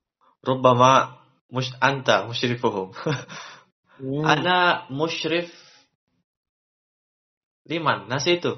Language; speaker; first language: Arabic; non-native, fluent; Indonesian